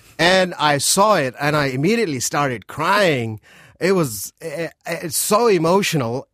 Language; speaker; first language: English; non-native, local second language; Urdu